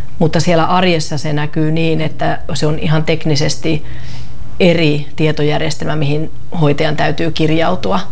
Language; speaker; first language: Finnish; native; Finnish